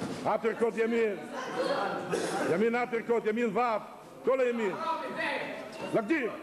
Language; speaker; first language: Hebrew; non-native, fluent; Russian